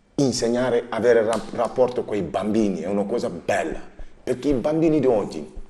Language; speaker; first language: Italian; non-native, learner; Wolof